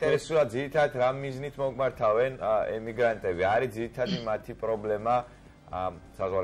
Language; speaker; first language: Georgian; native; Georgian